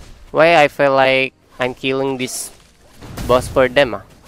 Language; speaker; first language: English; non-native, local second language; Filipino